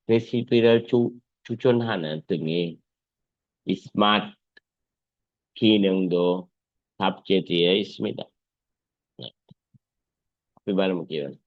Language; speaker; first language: Korean; non-native, fluent; Sinhala